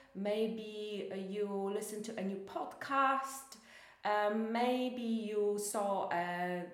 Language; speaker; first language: English; non-native, fluent; Polish